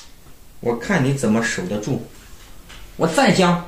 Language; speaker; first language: Chinese; native; Chinese